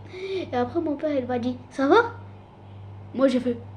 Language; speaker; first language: French; early bilingual, other home language; Arabic